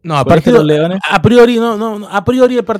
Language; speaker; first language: Spanish; native; Spanish